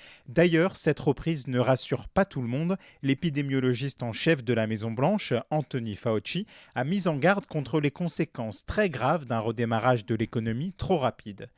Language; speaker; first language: French; native; French